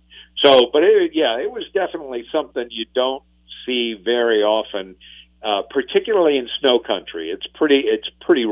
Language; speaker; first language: English; native; English